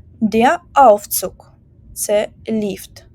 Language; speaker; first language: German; non-native, fluent; Ukrainian